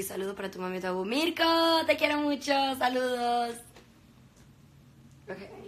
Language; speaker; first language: Spanish; early bilingual, heritage; Spanish